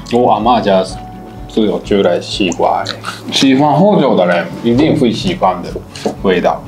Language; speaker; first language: Chinese; non-native, fluent; Japanese